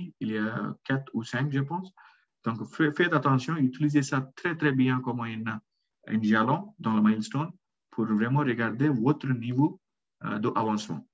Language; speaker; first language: French; non-native, learner; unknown